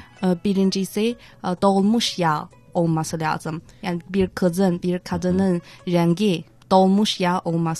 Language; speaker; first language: Turkish; non-native, fluent; Chinese